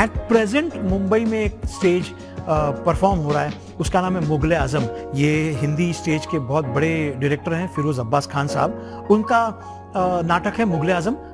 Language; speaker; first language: Hindi; non-native, local second language; Marathi